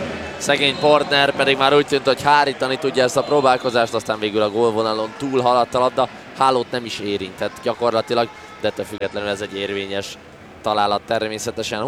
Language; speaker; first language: Hungarian; native; Hungarian